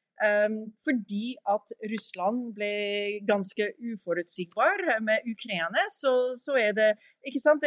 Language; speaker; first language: Norwegian; early bilingual, heritage; English